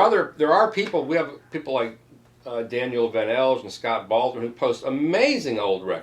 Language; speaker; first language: English; native; English